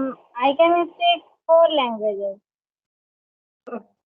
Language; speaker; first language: English; non-native, learner; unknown